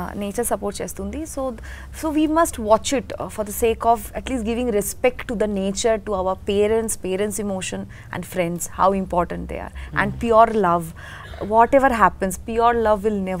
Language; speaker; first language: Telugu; non-native, learner; Bangla